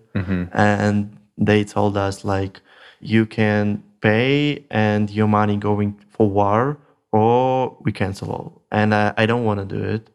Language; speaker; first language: English; non-native, learner; Russian